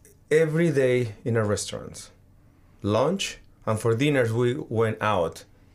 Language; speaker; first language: English; non-native, learner; Spanish